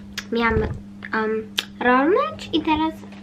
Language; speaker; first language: Polish; early bilingual, heritage; Polish